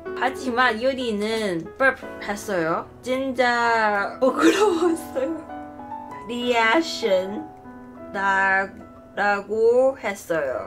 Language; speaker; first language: Korean; non-native, learner; Cantonese